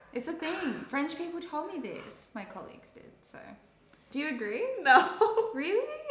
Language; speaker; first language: English; native; English